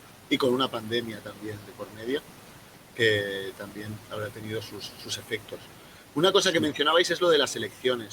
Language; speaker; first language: Spanish; native; Spanish